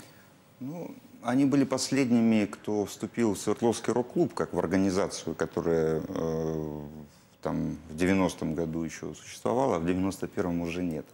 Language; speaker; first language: Russian; native; Russian